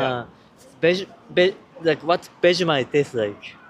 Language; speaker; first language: English; non-native, learner; Japanese